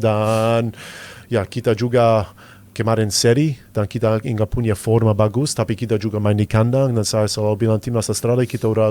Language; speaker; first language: Indonesian; non-native, fluent; English